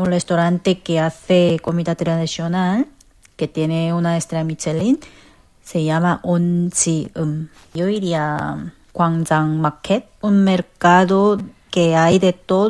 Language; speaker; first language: Spanish; non-native, learner; Korean